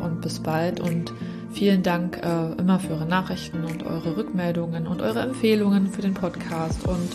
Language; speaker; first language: German; native; German